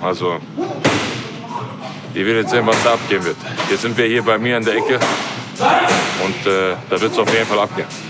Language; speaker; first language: German; native; German